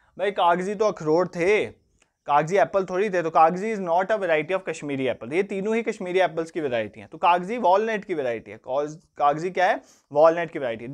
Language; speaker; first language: Hindi; non-native, local second language; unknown